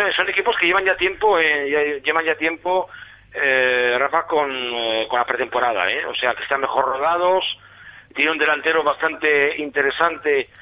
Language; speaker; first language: Spanish; non-native, fluent; German